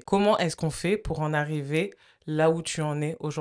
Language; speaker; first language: French; native; French